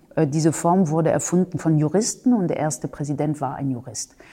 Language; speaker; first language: German; non-native, fluent; French